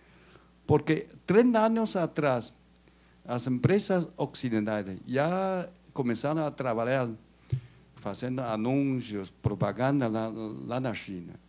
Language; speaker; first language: Portuguese; non-native, learner; Chinese